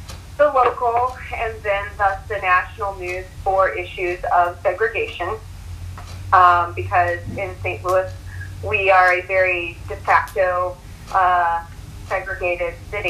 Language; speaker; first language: English; native; English